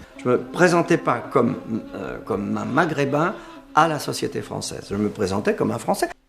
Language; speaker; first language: French; early bilingual, other home language; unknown